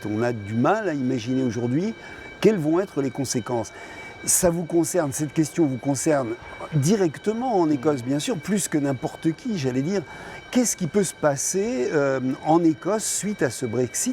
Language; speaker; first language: French; native; French